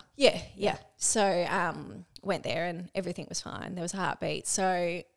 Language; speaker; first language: English; native; English